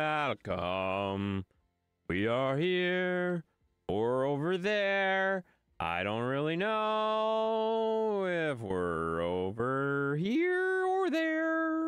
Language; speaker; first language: English; native; English